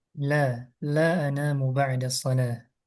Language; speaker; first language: Arabic; non-native, fluent; Indonesian